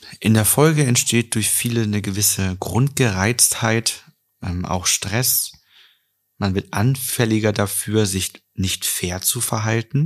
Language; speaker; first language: German; native; German